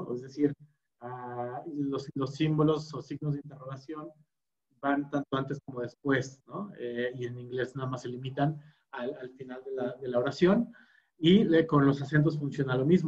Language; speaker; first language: Spanish; native; Spanish